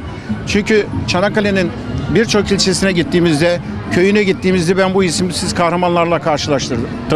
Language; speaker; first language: Turkish; native; Turkish